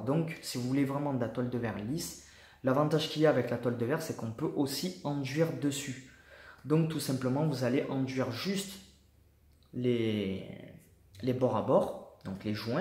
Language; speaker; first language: French; native; French